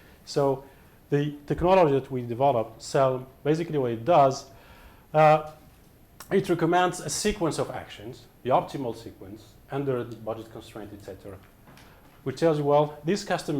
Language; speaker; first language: English; non-native, fluent; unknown